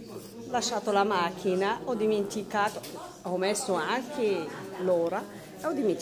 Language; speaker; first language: Italian; non-native, fluent; Arabic